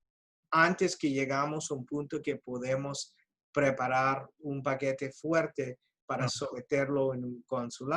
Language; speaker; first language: Spanish; early bilingual, heritage; Spanish